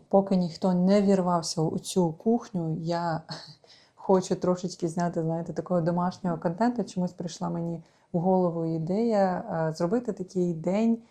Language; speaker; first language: Ukrainian; non-native, local second language; Russian